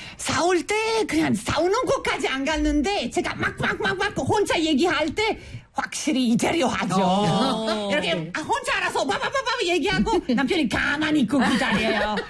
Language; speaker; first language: Korean; non-native, fluent; Italian